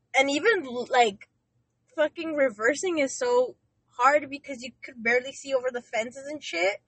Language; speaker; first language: English; early bilingual, other home language; Spanish